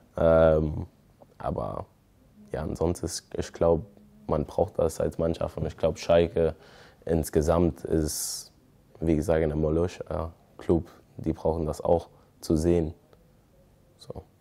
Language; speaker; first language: German; non-native, fluent; English